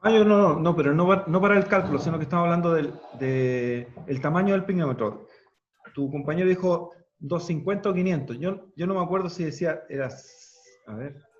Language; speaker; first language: Spanish; native; Spanish